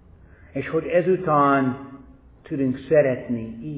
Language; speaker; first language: Hungarian; non-native, fluent; English